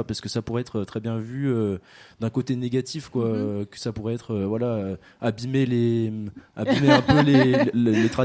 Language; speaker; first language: French; native; French